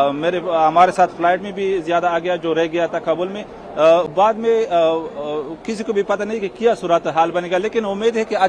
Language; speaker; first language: Hindi; non-native, fluent; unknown